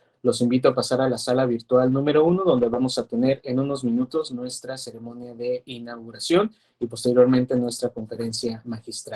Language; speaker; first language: Spanish; native; Spanish